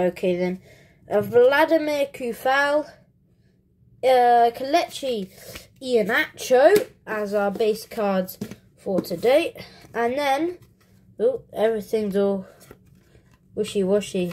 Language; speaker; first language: English; native; English